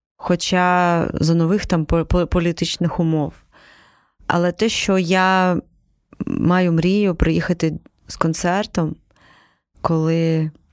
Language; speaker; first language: Ukrainian; non-native, local second language; Crimean Tatar